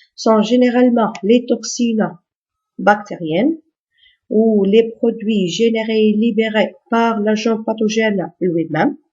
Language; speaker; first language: French; non-native, local second language; Arabic